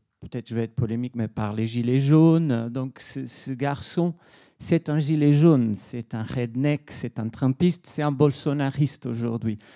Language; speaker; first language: French; non-native, fluent; Portuguese